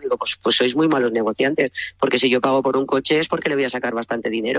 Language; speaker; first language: Spanish; native; Spanish